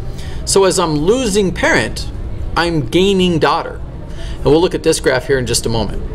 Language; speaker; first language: English; native; English